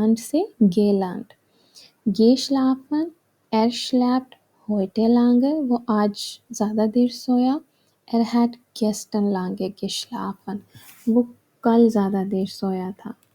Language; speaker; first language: German; non-native, fluent; Urdu